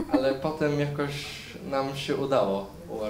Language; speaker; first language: Polish; early bilingual, heritage; Polish